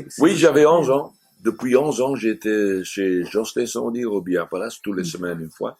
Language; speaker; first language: French; non-native, fluent; Dutch